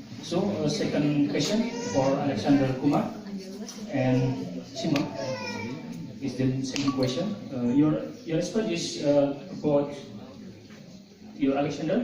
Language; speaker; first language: English; non-native, learner; Indonesian